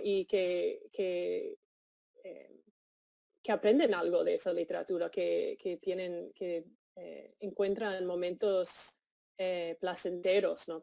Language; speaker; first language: Spanish; non-native, fluent; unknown